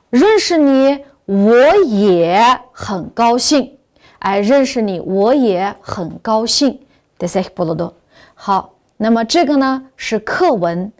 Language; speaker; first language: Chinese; non-native, local second language; Uyghur